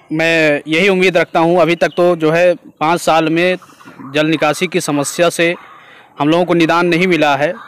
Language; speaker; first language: Hindi; native; Hindi